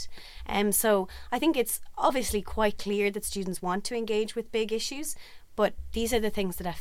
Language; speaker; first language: English; native; English